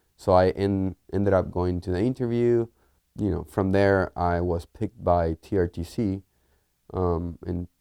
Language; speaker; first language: English; early bilingual, other home language; Spanish